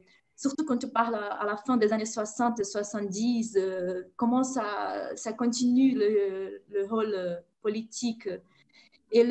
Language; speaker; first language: French; non-native, fluent; Portuguese